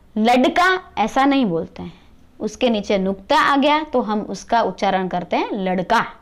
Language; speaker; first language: Hindi; non-native, local second language; Gujarati